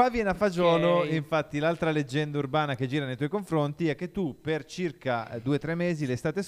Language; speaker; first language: Italian; native; Italian